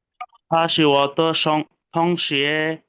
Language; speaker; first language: Chinese; non-native, learner; Bangla